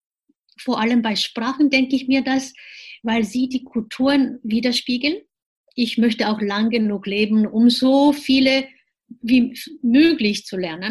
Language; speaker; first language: German; non-native, fluent; Japanese